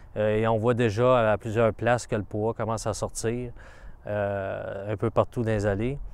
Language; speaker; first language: French; native; French